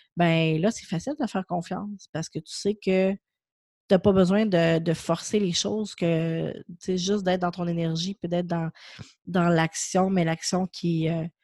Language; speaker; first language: French; native; French